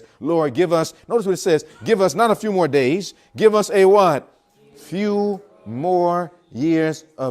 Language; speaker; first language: English; native; English